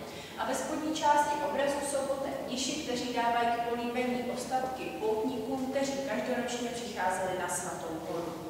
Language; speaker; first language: Czech; native; Czech